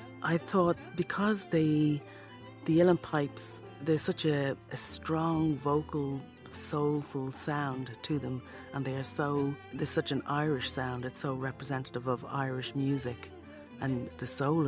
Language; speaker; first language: English; native; English